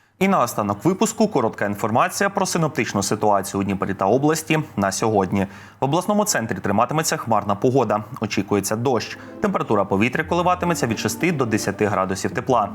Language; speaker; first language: Ukrainian; native; Ukrainian